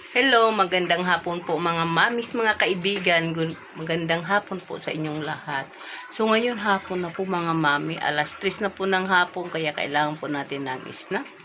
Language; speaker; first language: Filipino; non-native, local second language; Cebuano